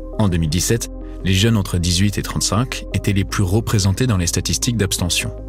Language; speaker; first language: French; non-native, fluent; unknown